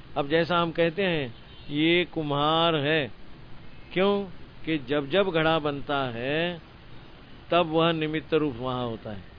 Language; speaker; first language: Hindi; non-native, local second language; Gujarati